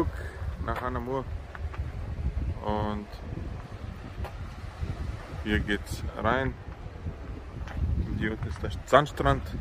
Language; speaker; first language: German; early bilingual, other home language; Bosnian